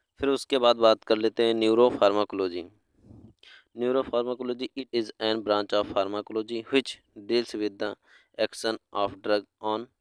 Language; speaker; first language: Hindi; native; Hindi